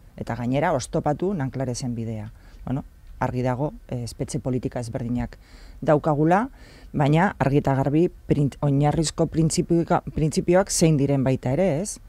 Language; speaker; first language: Basque; non-native, local second language; Spanish